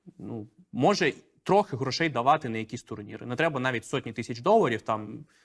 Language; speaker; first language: Ukrainian; non-native, local second language; Russian